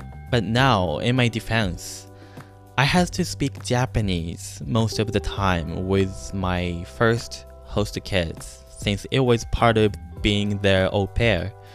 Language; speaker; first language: English; non-native, fluent; Japanese